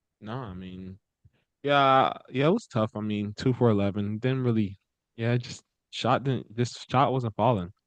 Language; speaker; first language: English; native; English